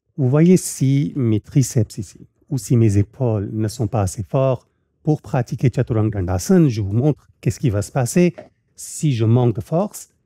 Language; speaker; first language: French; native; French